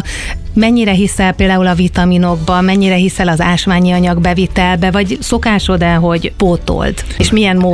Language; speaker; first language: Hungarian; native; Hungarian